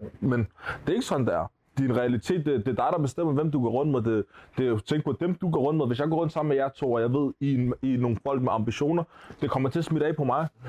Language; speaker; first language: Danish; early bilingual, other home language; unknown